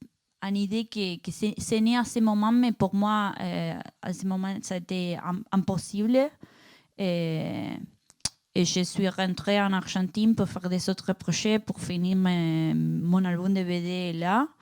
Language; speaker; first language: French; non-native, learner; Spanish